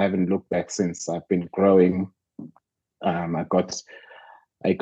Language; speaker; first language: English; non-native, local second language; Zulu